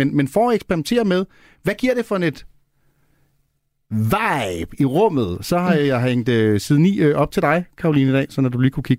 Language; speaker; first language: Danish; native; Danish